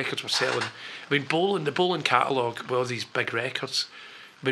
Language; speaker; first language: English; native; English